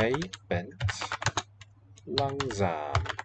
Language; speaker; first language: Dutch; non-native, learner; English